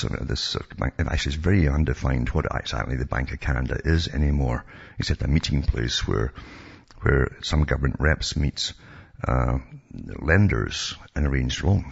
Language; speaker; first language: English; native; English